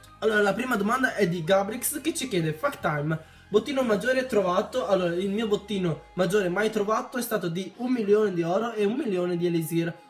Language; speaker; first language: Italian; early bilingual, other home language; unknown